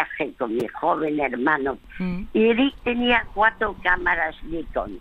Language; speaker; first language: Spanish; early bilingual, other home language; French